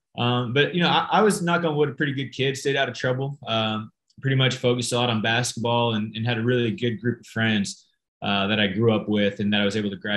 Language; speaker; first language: English; native; English